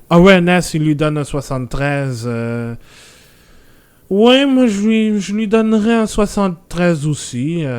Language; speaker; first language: French; native; French